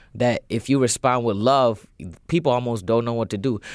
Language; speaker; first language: English; native; English